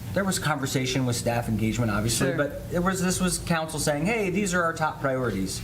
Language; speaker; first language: English; native; English